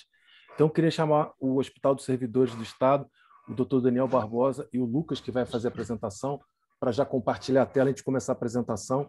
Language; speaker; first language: Portuguese; native; Portuguese